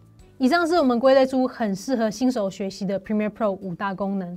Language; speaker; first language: Chinese; native; Chinese